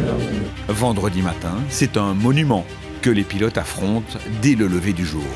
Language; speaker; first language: French; native; French